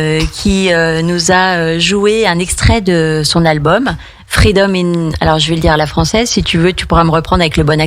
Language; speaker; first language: French; native; French